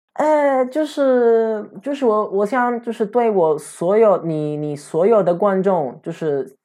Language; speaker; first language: Chinese; non-native, fluent; Italian